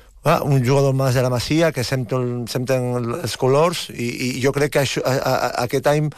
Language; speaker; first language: Catalan; non-native, local second language; Spanish